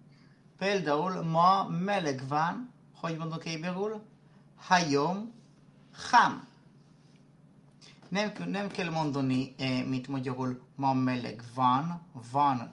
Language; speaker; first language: Hungarian; non-native, fluent; Hebrew